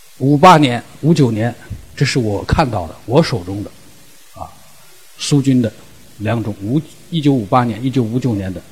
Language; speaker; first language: Chinese; native; Chinese